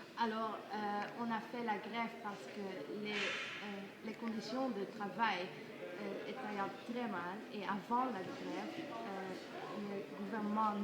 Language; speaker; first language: French; non-native, learner; Dutch